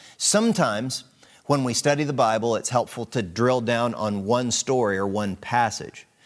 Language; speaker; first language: English; native; English